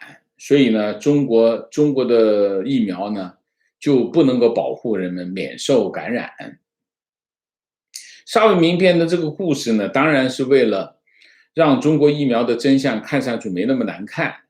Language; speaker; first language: Chinese; native; Chinese